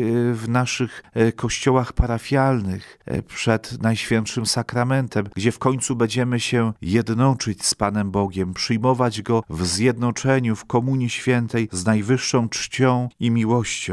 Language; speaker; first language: Polish; native; Polish